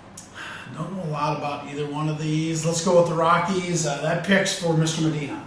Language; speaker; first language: English; native; English